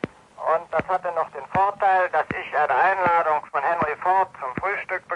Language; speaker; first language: German; native; German